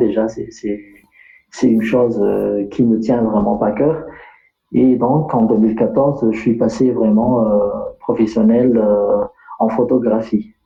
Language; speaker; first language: French; non-native, local second language; Malagasy